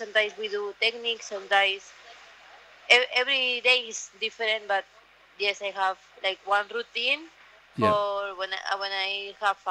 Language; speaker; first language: English; non-native, learner; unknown